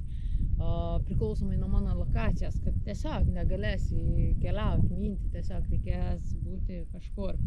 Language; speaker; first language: Lithuanian; native; Lithuanian